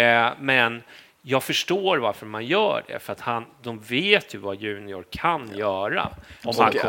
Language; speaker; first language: Swedish; native; Swedish